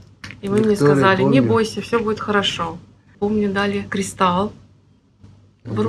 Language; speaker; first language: Russian; native; Russian